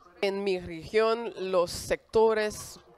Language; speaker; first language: Spanish; non-native, fluent; French